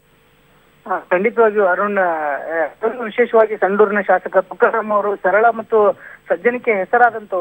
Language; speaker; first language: Kannada; native; Kannada